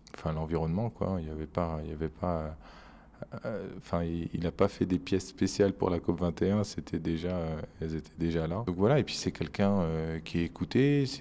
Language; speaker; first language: French; native; French